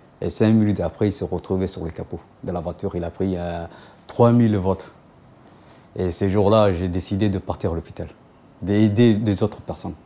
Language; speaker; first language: French; non-native, local second language; Somali